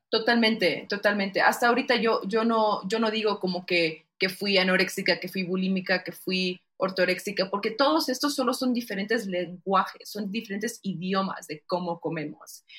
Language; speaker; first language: Spanish; early bilingual, heritage; Spanish